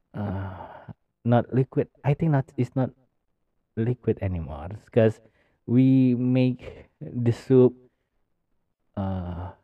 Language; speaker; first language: English; non-native, learner; Indonesian